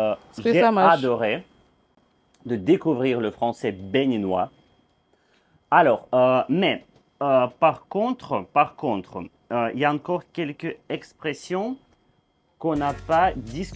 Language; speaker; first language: French; non-native, fluent; Russian